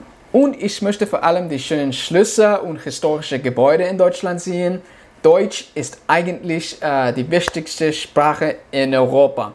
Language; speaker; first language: German; non-native, learner; English